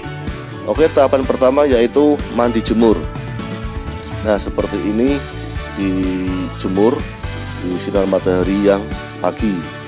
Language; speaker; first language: Indonesian; native; Indonesian